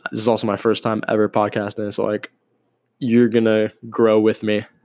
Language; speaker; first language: English; native; English